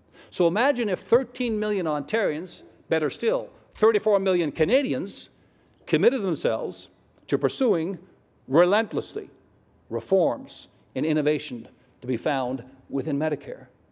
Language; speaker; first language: English; native; English